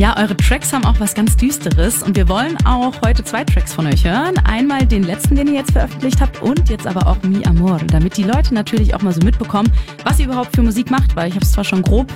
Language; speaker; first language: German; native; German